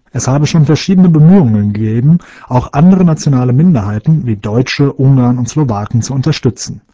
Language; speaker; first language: German; native; German